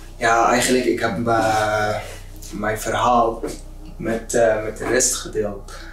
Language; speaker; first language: Dutch; non-native, learner; Arabic